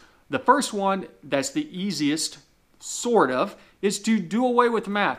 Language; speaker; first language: English; native; English